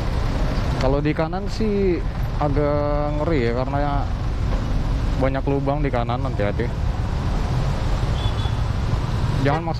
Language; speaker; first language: Indonesian; native; Indonesian